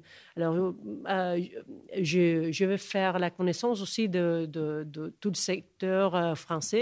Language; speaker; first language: French; non-native, fluent; Catalan